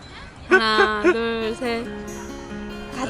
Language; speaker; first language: Korean; non-native, learner; Turkish